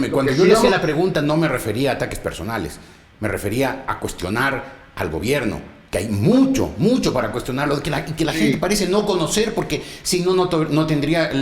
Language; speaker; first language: Spanish; native; Spanish